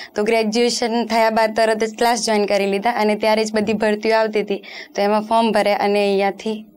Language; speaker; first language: Gujarati; non-native, local second language; Rajasthani